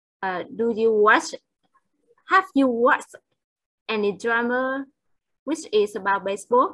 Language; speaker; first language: English; non-native, fluent; Vietnamese